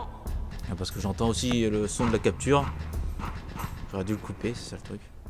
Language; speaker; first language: French; native; French